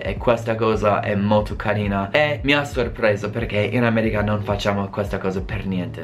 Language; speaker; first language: Italian; non-native, fluent; English